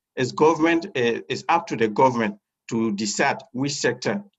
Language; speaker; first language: English; non-native, fluent; French